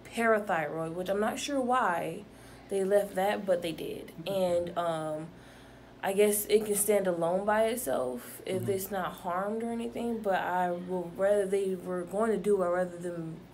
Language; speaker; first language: English; native; English